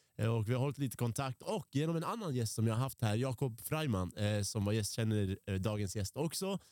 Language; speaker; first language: Swedish; early bilingual, other home language; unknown